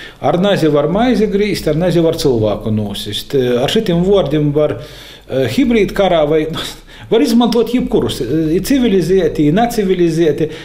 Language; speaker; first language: Latvian; native; Latvian